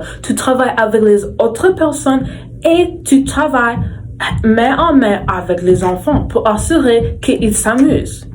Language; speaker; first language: French; non-native, learner; English